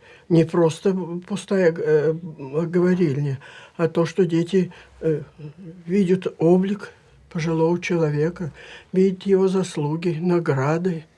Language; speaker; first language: Russian; native; Russian